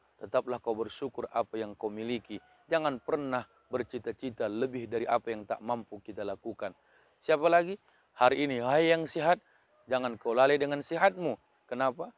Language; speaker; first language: Malay; native; Malay